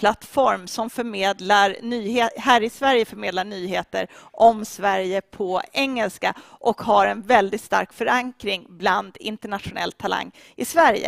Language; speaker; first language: Swedish; native; Swedish